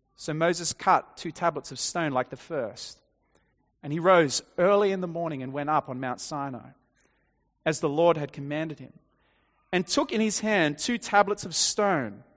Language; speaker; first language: English; native; English